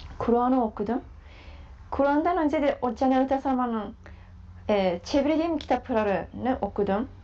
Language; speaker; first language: Turkish; non-native, fluent; Japanese